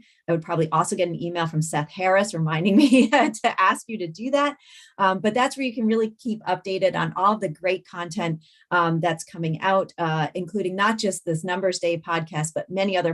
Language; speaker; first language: English; native; English